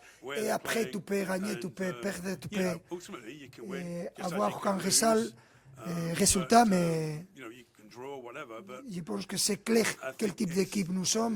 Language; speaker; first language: French; non-native, fluent; Spanish